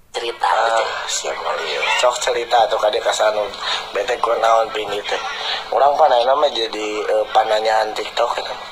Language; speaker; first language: Indonesian; native; Indonesian